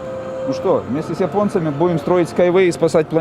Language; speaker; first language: Russian; native; Russian